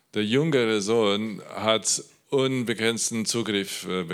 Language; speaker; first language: German; non-native, learner; Polish